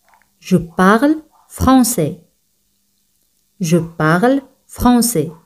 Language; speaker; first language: French; non-native, fluent; Spanish